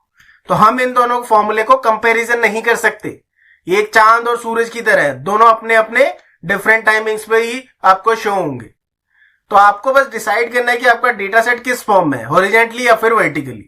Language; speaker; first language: Hindi; native; Hindi